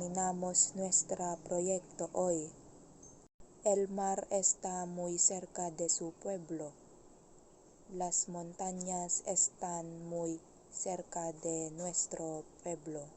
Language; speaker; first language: Spanish; non-native, learner; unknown